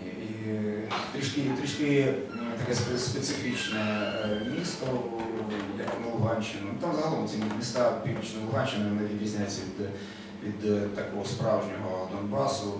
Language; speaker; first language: Ukrainian; native; Ukrainian